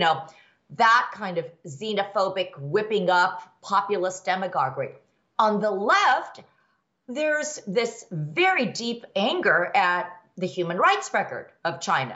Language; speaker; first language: English; early bilingual, other home language; Chinese